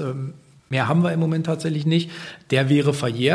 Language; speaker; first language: German; native; German